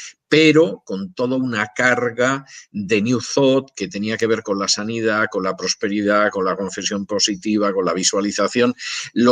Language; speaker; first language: Spanish; native; Spanish